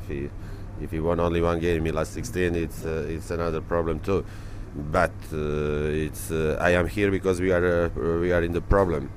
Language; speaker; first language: English; non-native, learner; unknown